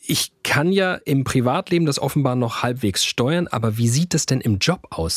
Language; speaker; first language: German; native; German